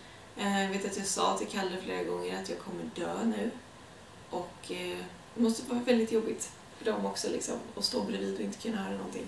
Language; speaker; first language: Swedish; native; Swedish